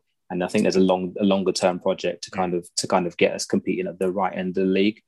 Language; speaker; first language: English; native; English